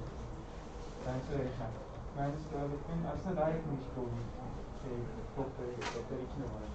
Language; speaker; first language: Turkish; native; Turkish